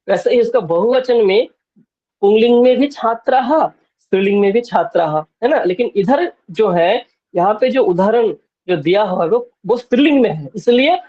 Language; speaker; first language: Hindi; non-native, local second language; Bangla